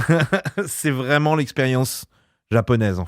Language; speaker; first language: French; native; French